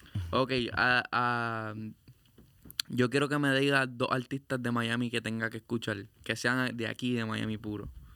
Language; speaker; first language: Spanish; early bilingual, heritage; Spanish